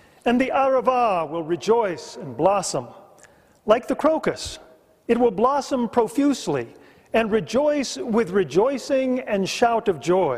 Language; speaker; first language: English; native; English